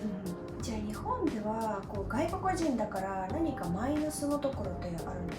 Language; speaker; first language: Japanese; non-native, fluent; Russian